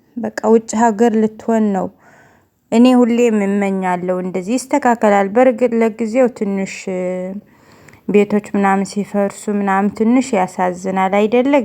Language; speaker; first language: Amharic; non-native, local second language; Tigrinya